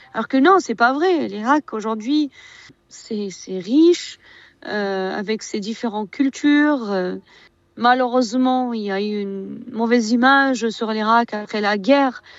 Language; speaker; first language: French; non-native, fluent; Arabic